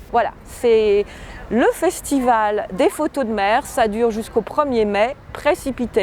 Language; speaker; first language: French; native; French